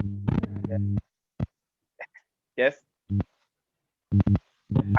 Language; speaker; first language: English; non-native, learner; Arabic